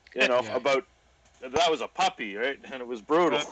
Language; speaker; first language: English; native; English